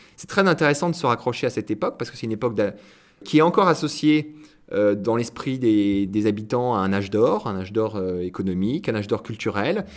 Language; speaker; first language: French; native; French